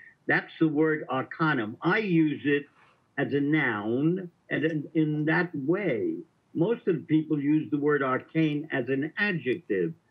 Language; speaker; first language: English; native; English